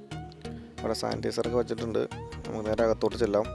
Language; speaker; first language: Malayalam; native; Malayalam